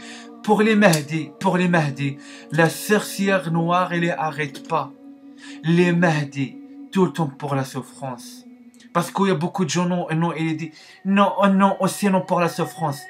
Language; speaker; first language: French; non-native, learner; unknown